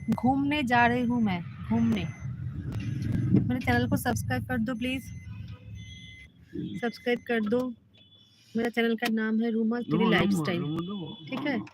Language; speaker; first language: Hindi; non-native, local second language; Bangla